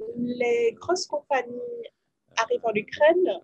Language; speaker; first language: French; non-native, fluent; Ukrainian